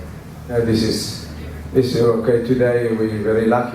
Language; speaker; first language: English; non-native, learner; Italian